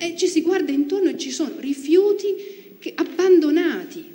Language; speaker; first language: Italian; native; Italian